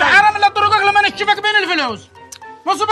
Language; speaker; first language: Arabic; native; Arabic